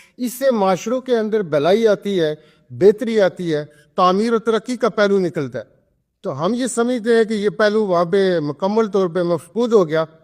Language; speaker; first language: Urdu; non-native, local second language; Pahari-Potwari